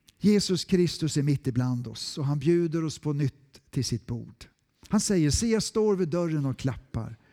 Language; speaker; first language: Swedish; native; Swedish